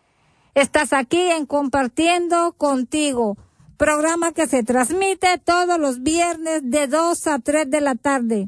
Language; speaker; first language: Spanish; native; Spanish